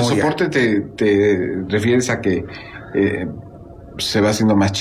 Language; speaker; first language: Spanish; native; Spanish